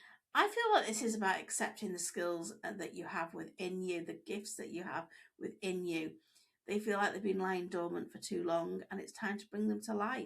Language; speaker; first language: English; native; English